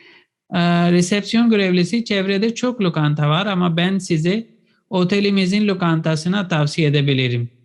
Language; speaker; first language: Turkish; non-native, fluent; Urdu